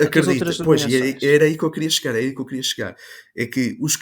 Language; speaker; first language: Portuguese; native; Portuguese